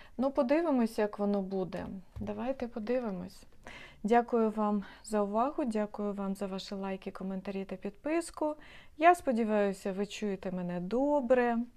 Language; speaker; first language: Ukrainian; non-native, local second language; Russian